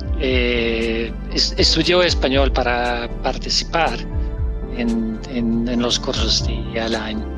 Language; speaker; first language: Spanish; non-native, learner; Danish